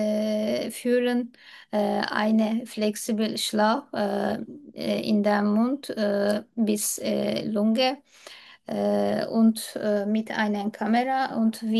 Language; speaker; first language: German; non-native, learner; Turkish